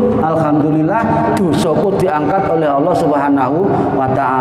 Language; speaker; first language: Indonesian; non-native, local second language; Javanese